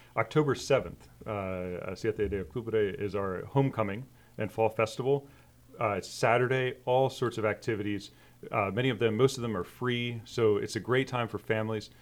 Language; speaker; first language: English; native; English